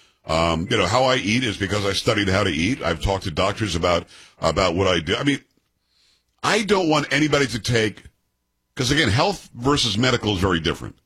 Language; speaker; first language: English; native; English